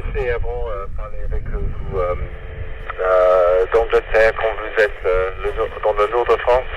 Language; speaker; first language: French; non-native, learner; English